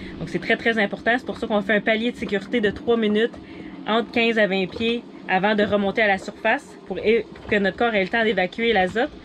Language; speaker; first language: French; native; French